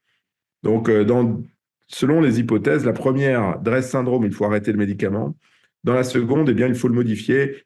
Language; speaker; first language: French; native; French